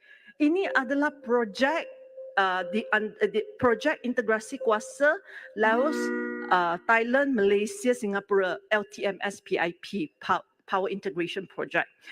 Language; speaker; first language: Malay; non-native, local second language; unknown